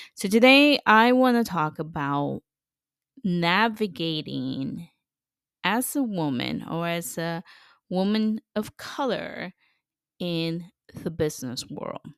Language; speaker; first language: English; non-native, fluent; Spanish